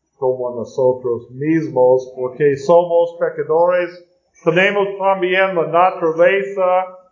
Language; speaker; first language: Spanish; non-native, learner; English